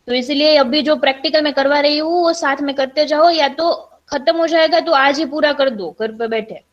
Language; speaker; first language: Hindi; non-native, local second language; Gujarati